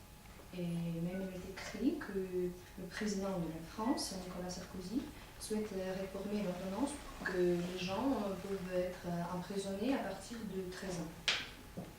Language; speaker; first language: French; non-native, fluent; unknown